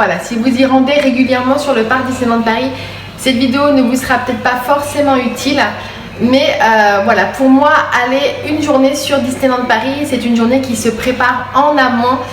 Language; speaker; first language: French; native; French